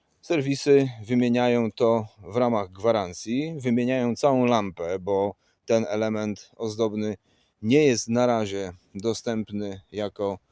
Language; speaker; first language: Polish; native; Polish